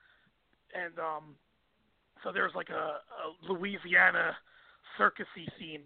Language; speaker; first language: English; native; English